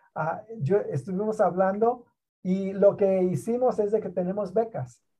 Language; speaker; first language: Spanish; native; Spanish